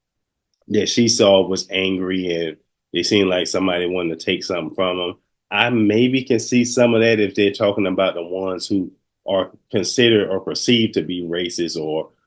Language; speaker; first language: English; native; English